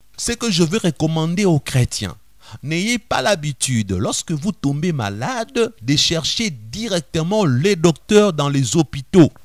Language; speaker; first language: French; non-native, local second language; Lingala